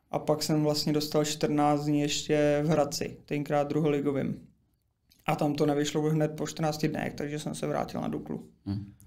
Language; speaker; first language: Czech; native; Czech